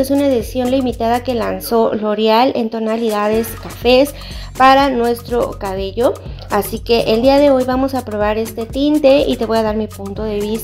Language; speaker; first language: Spanish; native; Spanish